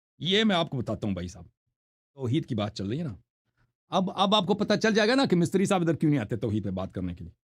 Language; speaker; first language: Urdu; non-native, fluent; Persian